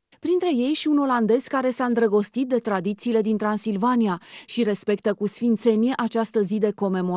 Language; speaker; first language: Romanian; native; Romanian